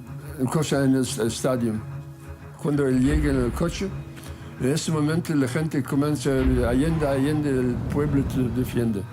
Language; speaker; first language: Spanish; non-native, learner; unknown